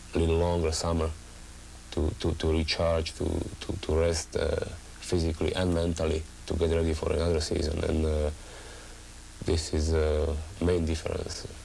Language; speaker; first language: English; non-native, fluent; Slovak